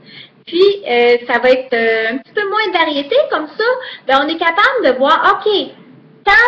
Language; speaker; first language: French; native; French